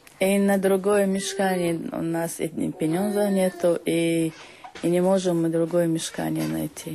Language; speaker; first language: Polish; non-native, learner; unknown